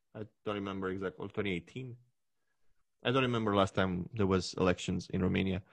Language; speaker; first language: English; non-native, fluent; Romanian